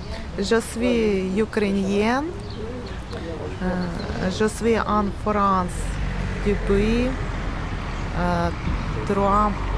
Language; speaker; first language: French; non-native, learner; Spanish